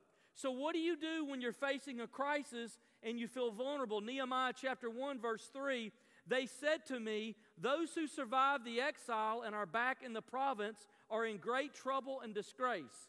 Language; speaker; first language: English; native; English